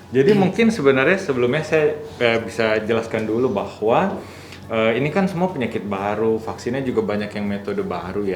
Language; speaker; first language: Indonesian; native; Indonesian